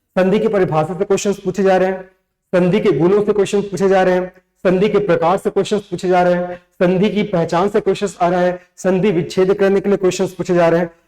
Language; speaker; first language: Hindi; native; Hindi